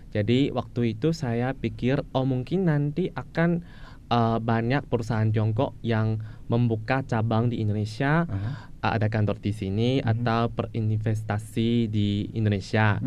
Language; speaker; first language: Indonesian; non-native, fluent; Chinese